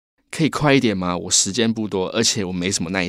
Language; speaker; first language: Chinese; native; Chinese